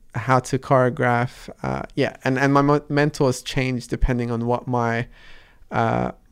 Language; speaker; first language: English; early bilingual, other home language; Arabic